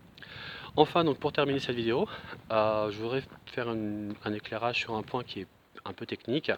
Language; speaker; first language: French; native; French